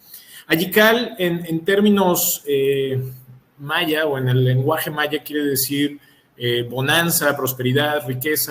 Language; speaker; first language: Spanish; native; Spanish